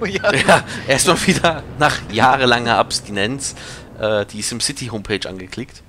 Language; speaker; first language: German; native; German